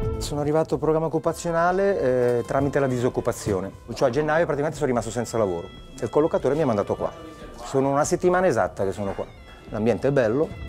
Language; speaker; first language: Italian; native; Italian